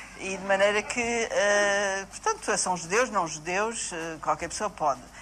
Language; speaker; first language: Portuguese; early bilingual, other home language; Yiddish